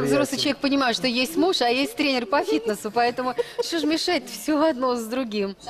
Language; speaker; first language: Russian; native; Russian